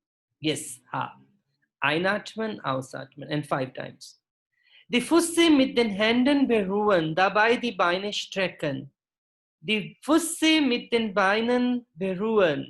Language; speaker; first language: German; non-native, fluent; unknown